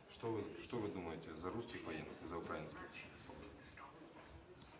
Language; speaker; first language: Russian; native; Russian